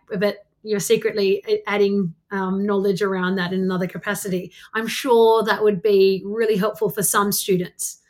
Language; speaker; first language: English; native; English